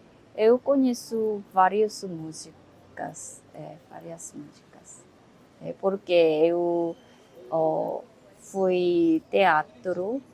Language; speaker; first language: Portuguese; non-native, learner; Korean